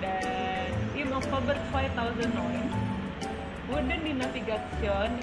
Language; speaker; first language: German; non-native, learner; Indonesian